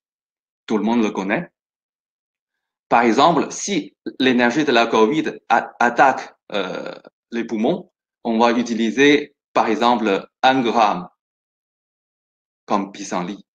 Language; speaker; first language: French; non-native, fluent; Chinese